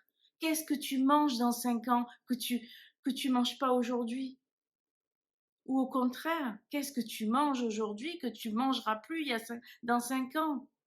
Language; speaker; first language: French; native; French